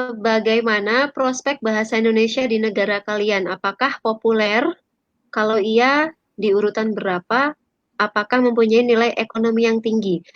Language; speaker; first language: Indonesian; native; Indonesian